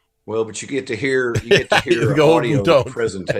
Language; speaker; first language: English; native; English